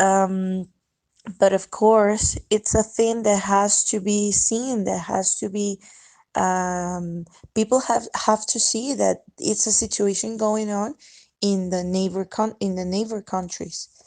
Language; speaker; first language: English; non-native, fluent; Spanish